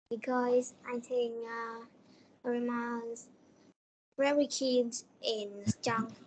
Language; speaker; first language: English; non-native, learner; Vietnamese